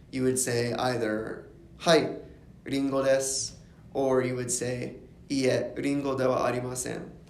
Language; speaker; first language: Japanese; non-native, learner; English